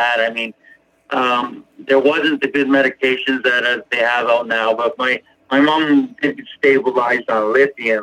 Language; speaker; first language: English; native; English